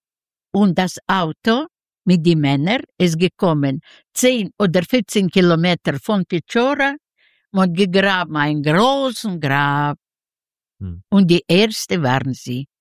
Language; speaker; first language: German; non-native, learner; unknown